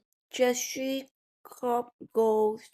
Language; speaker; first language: French; non-native, learner; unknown